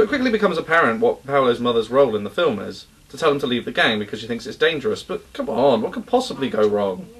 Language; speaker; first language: English; native; English